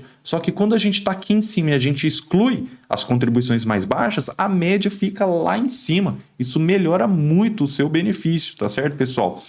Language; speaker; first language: Portuguese; native; Portuguese